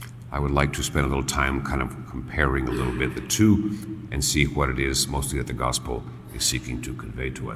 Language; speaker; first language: English; early bilingual, other home language; Spanish